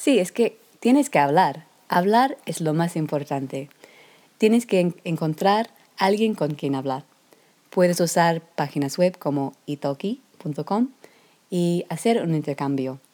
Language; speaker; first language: Spanish; non-native, learner; English